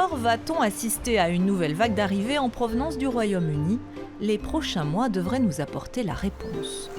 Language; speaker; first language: French; native; French